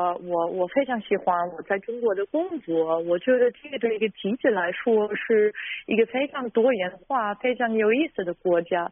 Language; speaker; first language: Chinese; non-native, fluent; German